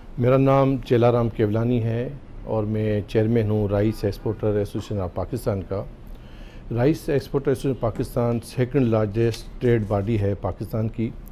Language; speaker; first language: Urdu; native; Urdu